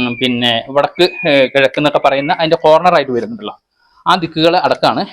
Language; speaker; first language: Malayalam; native; Malayalam